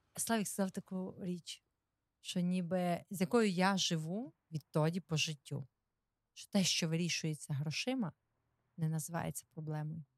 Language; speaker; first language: Ukrainian; native; Ukrainian